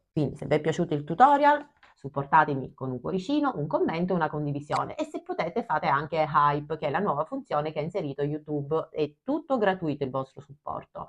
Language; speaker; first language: Italian; native; Italian